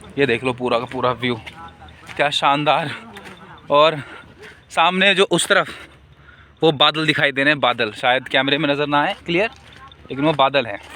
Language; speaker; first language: Hindi; native; Hindi